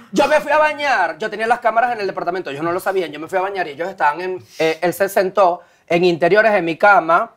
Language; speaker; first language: Spanish; native; Spanish